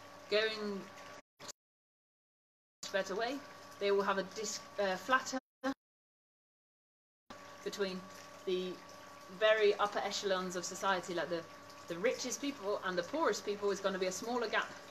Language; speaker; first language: English; native; English